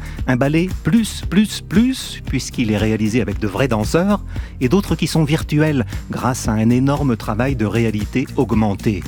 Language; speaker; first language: French; native; French